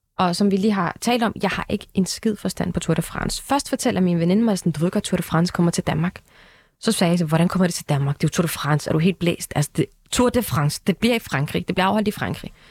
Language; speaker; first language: Danish; early bilingual, other home language; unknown